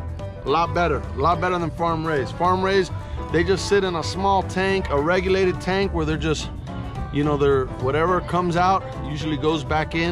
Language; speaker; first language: English; native; English